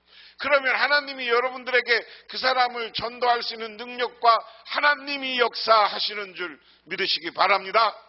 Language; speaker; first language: Korean; native; Korean